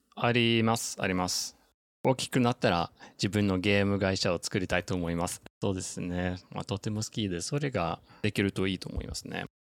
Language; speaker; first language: Japanese; non-native, fluent; Norwegian